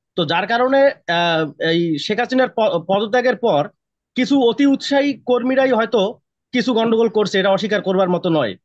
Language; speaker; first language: Bangla; native; Bangla